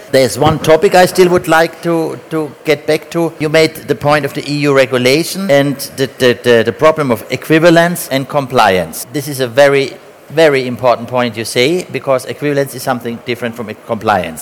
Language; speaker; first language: English; non-native, fluent; German